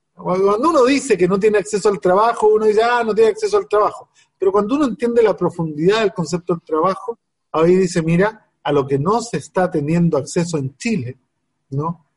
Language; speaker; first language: Spanish; native; Spanish